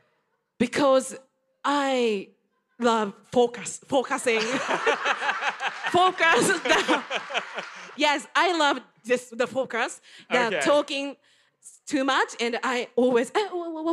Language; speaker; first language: English; non-native, learner; Japanese